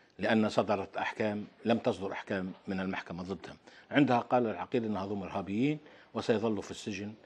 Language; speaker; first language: Arabic; native; Arabic